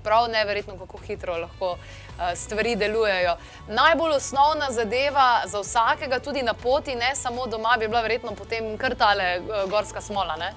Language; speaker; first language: Slovenian; native; Slovenian